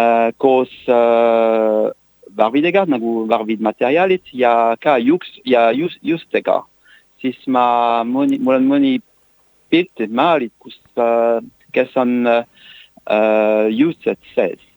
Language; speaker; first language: Estonian; non-native, learner; French